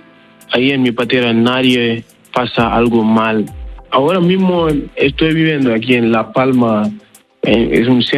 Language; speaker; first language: Spanish; non-native, learner; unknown